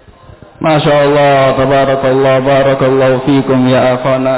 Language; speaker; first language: Arabic; non-native, fluent; Indonesian